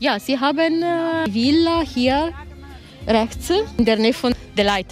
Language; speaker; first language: German; non-native, learner; Italian